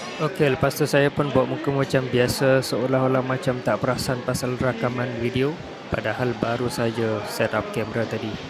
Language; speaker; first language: Malay; non-native, fluent; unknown